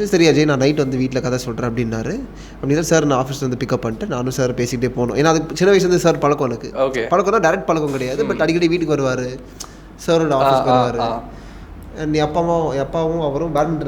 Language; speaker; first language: Tamil; native; Tamil